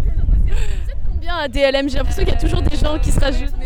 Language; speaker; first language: French; native; French